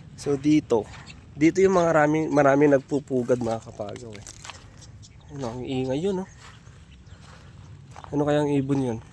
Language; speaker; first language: Filipino; native; Filipino